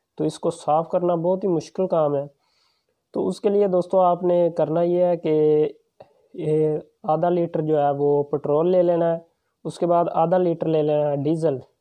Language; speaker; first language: Urdu; non-native, local second language; Punjabi